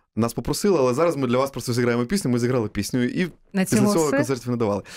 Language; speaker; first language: Ukrainian; native; Ukrainian